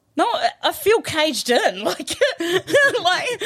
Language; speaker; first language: English; native; English